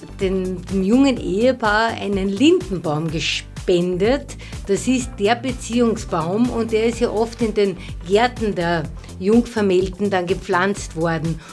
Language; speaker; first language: German; native; German